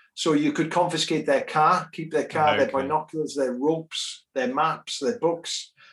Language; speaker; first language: English; native; English